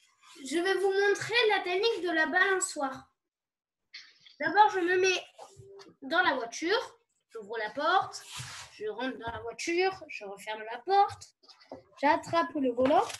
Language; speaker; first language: French; native; French